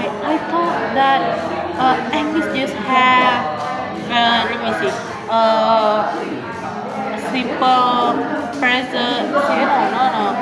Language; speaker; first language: English; non-native, learner; Indonesian